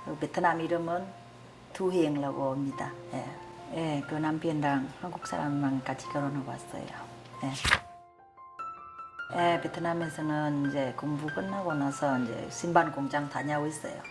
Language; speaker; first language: Korean; non-native, learner; Vietnamese